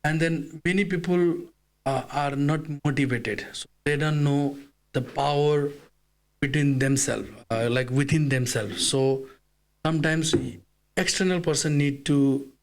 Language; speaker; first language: English; non-native, fluent; Nepali